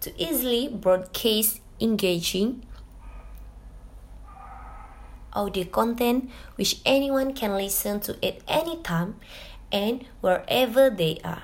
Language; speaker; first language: English; non-native, local second language; Malay